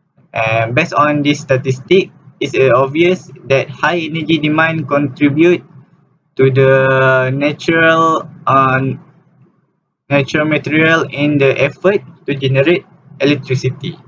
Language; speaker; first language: English; non-native, learner; Malay